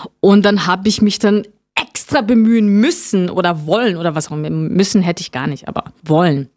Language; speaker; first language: German; non-native, fluent; Portuguese